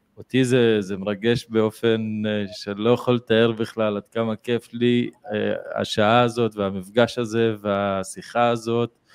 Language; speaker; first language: Hebrew; native; Hebrew